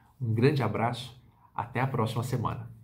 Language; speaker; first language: Portuguese; native; Portuguese